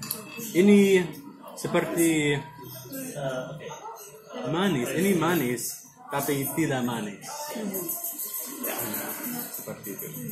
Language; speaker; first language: Indonesian; non-native, learner; English